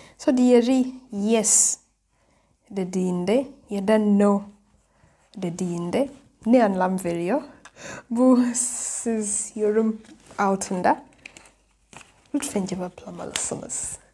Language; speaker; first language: Turkish; non-native, fluent; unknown